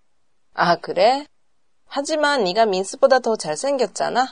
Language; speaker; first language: Korean; non-native, learner; Japanese